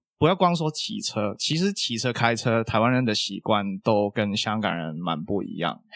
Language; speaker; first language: Chinese; non-native, local second language; Cantonese